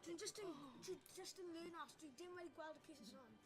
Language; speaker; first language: Welsh; non-native, local second language; English